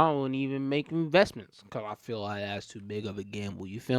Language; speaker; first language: English; native; English